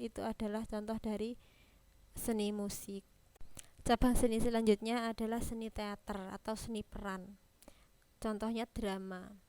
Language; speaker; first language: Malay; non-native, local second language; Javanese